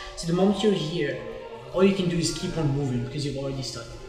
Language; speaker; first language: English; non-native, fluent; Arabic